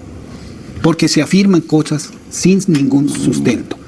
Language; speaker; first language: Spanish; native; Spanish